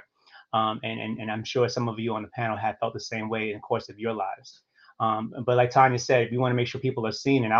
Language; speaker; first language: English; native; English